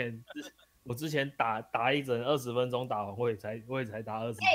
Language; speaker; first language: Chinese; native; Chinese